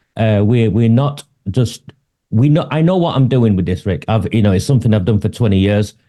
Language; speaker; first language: English; native; English